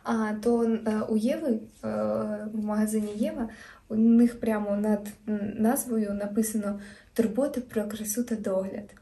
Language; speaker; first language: Ukrainian; non-native, local second language; Russian